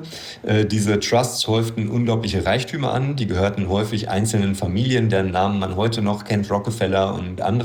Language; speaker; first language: German; native; German